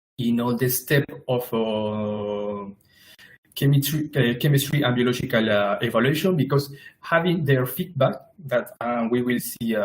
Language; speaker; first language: English; non-native, fluent; Spanish